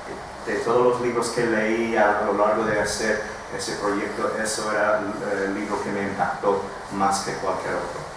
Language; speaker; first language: Spanish; non-native, fluent; English